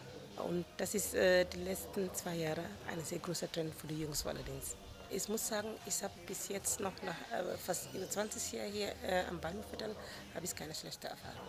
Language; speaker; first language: German; non-native, fluent; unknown